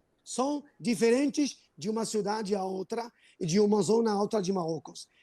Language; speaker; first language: Portuguese; non-native, fluent; Arabic